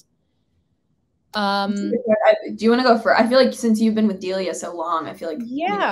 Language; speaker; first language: English; native; English